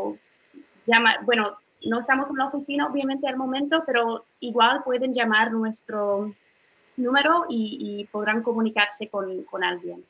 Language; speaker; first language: Spanish; non-native, fluent; English